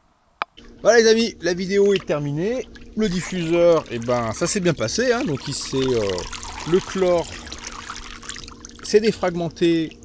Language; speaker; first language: French; native; French